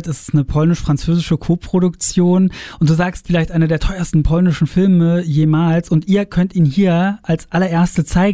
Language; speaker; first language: German; native; German